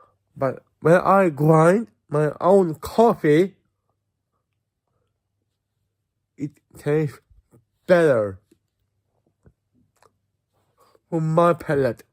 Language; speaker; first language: English; non-native, fluent; Swedish